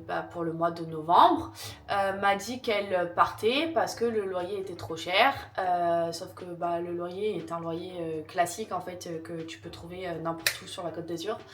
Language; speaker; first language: French; native; French